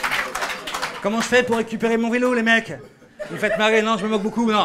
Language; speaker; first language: French; native; French